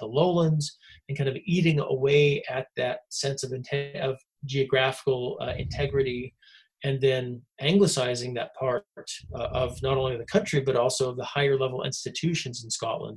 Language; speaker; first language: English; native; English